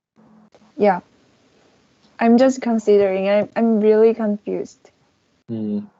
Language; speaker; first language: English; non-native, learner; Korean